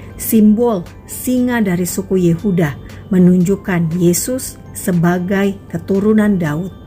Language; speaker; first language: Indonesian; native; Indonesian